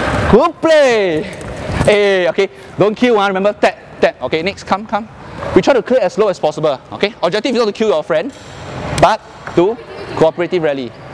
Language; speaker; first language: English; non-native, local second language; Chinese